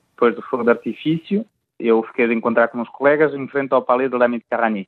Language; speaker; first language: Portuguese; native; Portuguese